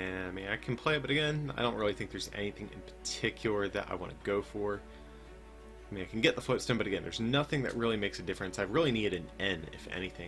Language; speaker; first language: English; native; English